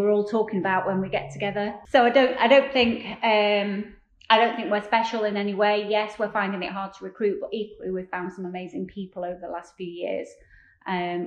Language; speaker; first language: English; native; English